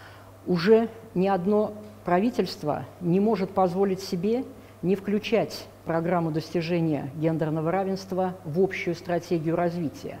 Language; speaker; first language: Russian; native; Russian